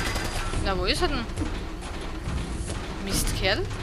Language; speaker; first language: German; native; German